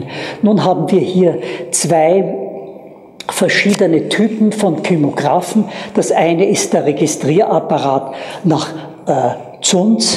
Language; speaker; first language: German; native; German